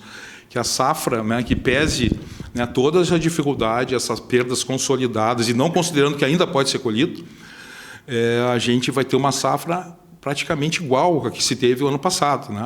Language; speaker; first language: Portuguese; native; Portuguese